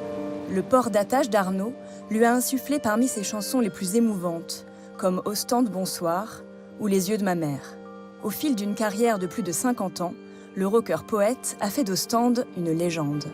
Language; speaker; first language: French; native; French